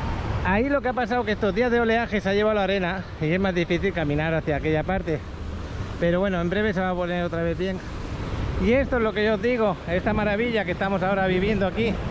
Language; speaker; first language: Spanish; native; Spanish